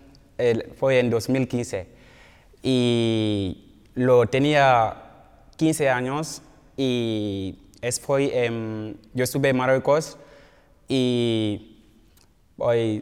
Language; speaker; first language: Spanish; non-native, learner; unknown